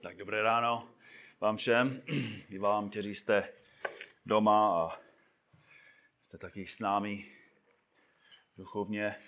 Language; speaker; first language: Czech; non-native, fluent; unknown